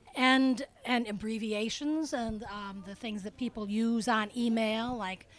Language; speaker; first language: English; native; English